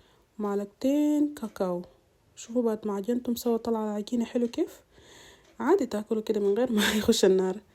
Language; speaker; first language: Arabic; native; Arabic